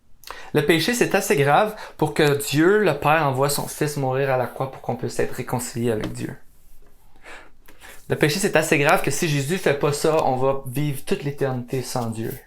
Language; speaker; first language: French; native; French